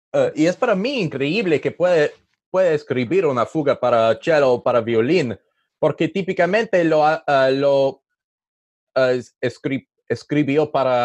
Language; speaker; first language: Spanish; non-native, learner; English